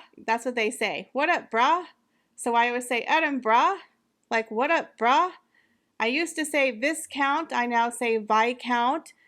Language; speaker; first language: English; native; English